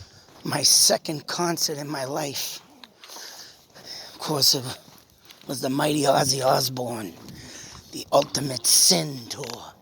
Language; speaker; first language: English; native; English